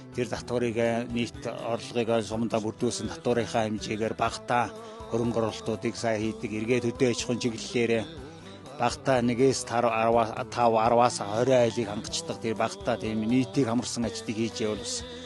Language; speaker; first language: Mongolian; native; Mongolian